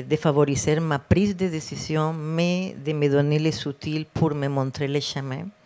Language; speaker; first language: French; non-native, fluent; Spanish